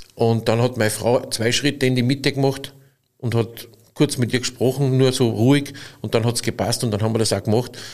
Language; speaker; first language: German; native; German